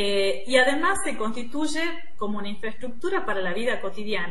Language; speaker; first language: Spanish; native; Spanish